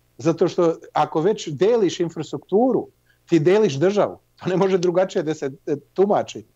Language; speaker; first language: Serbian; early bilingual, heritage; Serbian